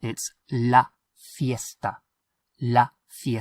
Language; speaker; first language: Spanish; non-native, fluent; English